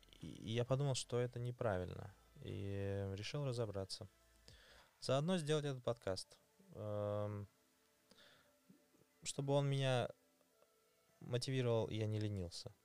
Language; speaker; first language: Russian; native; Russian